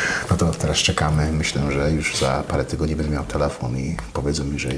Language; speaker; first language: Polish; non-native, fluent; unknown